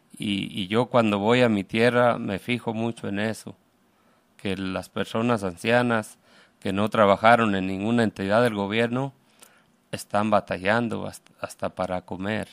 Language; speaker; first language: Spanish; native; Spanish